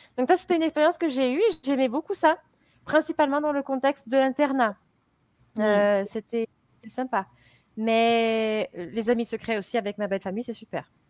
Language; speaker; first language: French; native; French